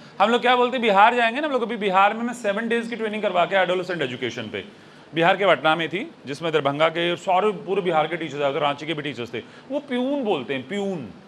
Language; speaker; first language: Hindi; native; Hindi